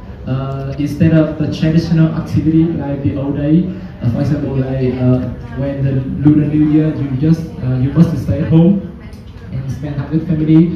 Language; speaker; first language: English; non-native, fluent; Vietnamese